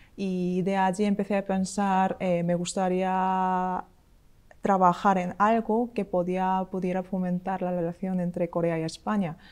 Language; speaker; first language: Spanish; non-native, fluent; Korean